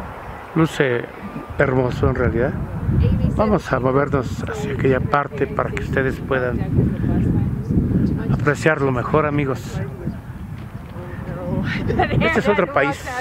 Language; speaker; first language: Spanish; native; Spanish